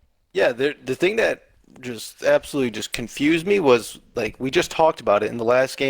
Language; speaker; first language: English; native; English